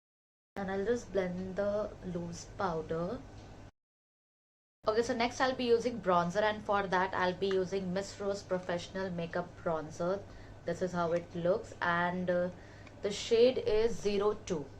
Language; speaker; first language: English; non-native, local second language; Hindi